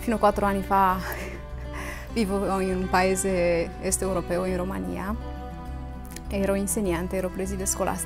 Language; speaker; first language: Italian; non-native, fluent; Romanian